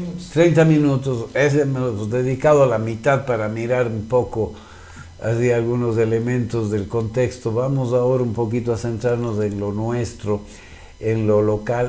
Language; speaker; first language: Spanish; native; Spanish